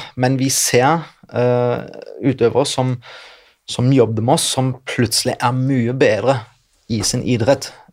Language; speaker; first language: Norwegian; non-native, fluent; German